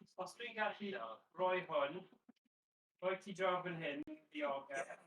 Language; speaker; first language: Welsh; native; Welsh